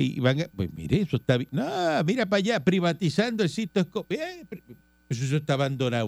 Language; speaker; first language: Spanish; native; Spanish